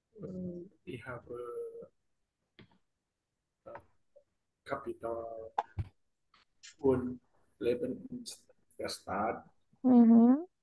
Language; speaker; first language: German; non-native, learner; Indonesian